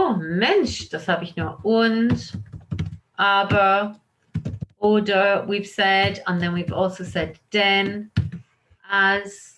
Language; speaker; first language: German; non-native, fluent; English